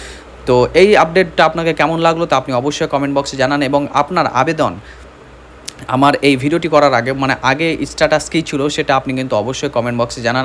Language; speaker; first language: Bangla; native; Bangla